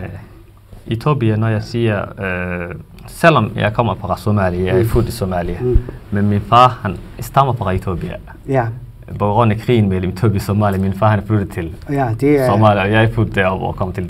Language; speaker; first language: Danish; non-native, fluent; Somali